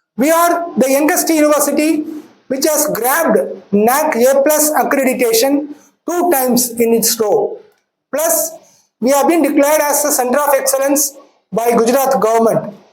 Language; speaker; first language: English; non-native, local second language; Tamil